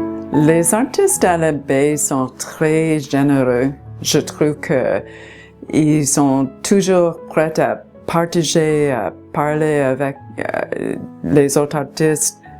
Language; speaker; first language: French; non-native, local second language; English